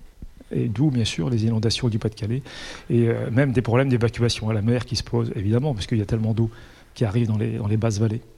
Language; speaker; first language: French; native; French